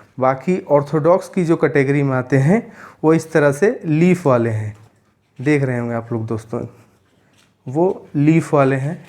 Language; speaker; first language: Hindi; native; Hindi